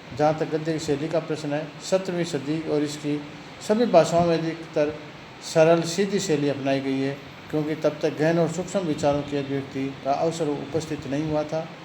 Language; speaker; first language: Hindi; native; Hindi